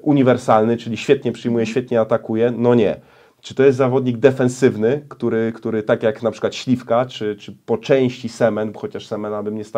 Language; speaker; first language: Polish; native; Polish